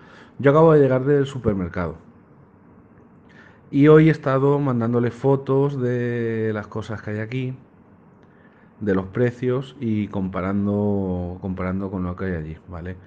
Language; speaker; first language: Spanish; native; Spanish